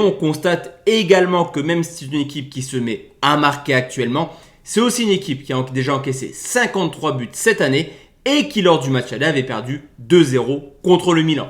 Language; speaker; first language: French; native; French